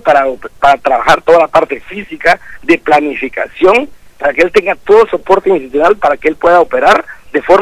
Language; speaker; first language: Spanish; native; Spanish